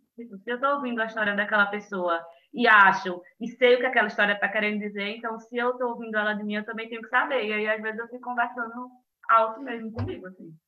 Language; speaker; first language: Portuguese; native; Portuguese